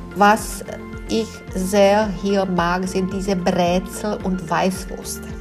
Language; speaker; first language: German; non-native, fluent; Czech